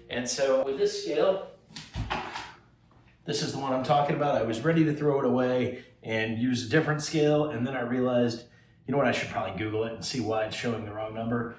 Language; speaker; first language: English; native; English